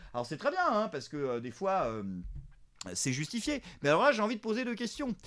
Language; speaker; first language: French; native; French